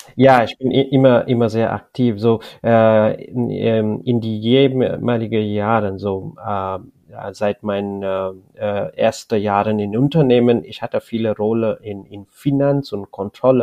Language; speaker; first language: German; non-native, learner; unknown